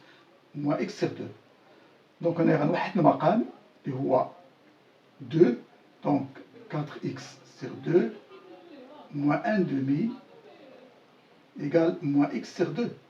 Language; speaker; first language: French; non-native, local second language; Arabic